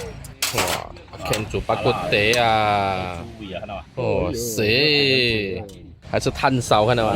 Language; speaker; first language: Chinese; native; Chinese